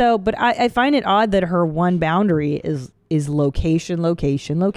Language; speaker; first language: English; native; English